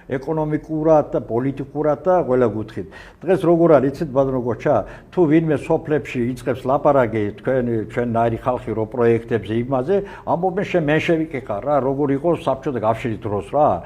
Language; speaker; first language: Georgian; non-native, local second language; Azerbaijani